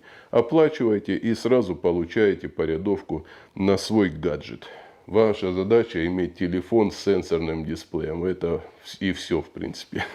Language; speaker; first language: Russian; native; Russian